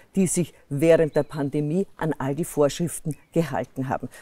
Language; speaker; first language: German; native; German